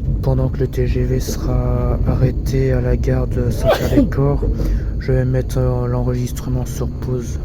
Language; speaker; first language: French; native; French